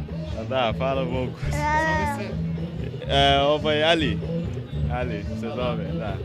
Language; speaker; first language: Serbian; non-native, learner; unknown